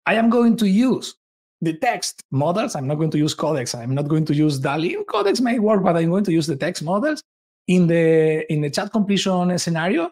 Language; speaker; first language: English; non-native, fluent; Spanish